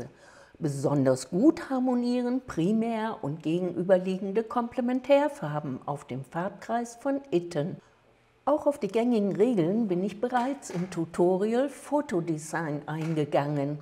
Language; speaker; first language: German; native; German